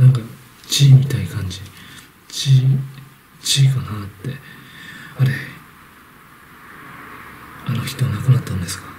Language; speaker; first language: Japanese; non-native, learner; Chinese